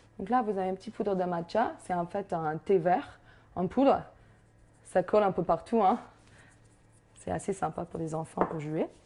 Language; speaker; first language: French; non-native, fluent; English